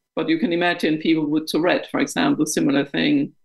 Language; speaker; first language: English; non-native, fluent; Danish